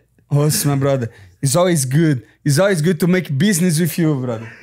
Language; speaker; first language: English; non-native, fluent; Portuguese